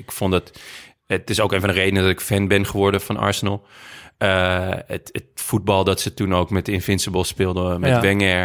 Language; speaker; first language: Dutch; native; Dutch